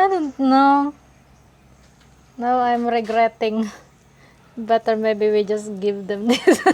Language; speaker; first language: English; non-native, local second language; Filipino